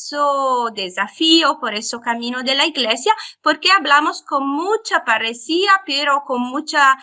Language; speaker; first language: Spanish; non-native, fluent; Italian